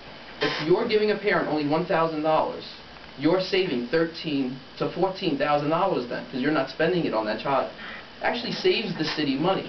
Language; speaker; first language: English; native; English